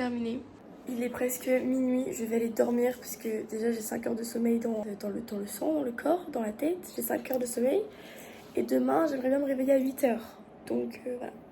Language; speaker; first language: French; native; French